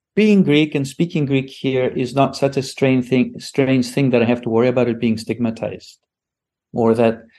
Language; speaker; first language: English; non-native, fluent; Greek